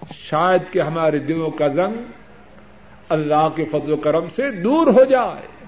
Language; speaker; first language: Urdu; non-native, local second language; Punjabi